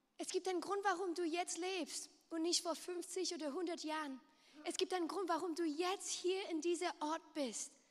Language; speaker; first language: German; non-native, local second language; French